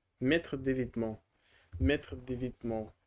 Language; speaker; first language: French; non-native, learner; Russian